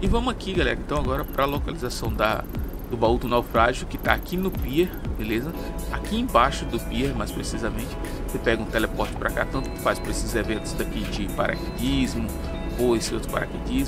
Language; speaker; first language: Portuguese; native; Portuguese